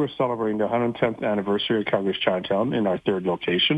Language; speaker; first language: English; native; English